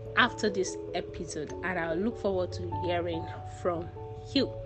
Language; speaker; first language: English; non-native, local second language; Yoruba